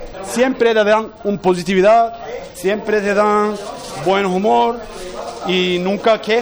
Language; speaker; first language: Spanish; non-native, learner; Turkish